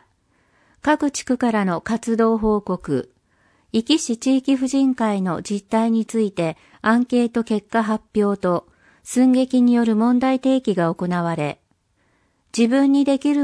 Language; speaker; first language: Japanese; native; Japanese